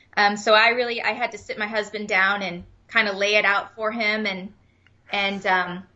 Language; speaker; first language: English; native; English